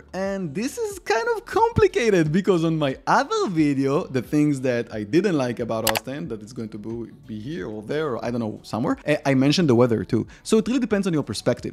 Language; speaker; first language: English; non-native, fluent; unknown